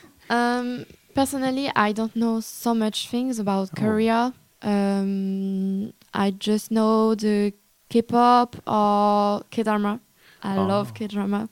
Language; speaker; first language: English; non-native, learner; French